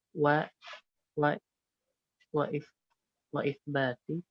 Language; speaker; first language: Arabic; non-native, learner; Indonesian